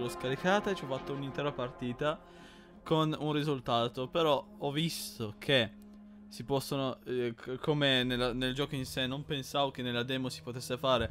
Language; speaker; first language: Italian; native; Italian